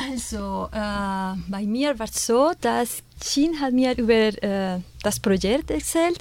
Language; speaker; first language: German; non-native, fluent; Spanish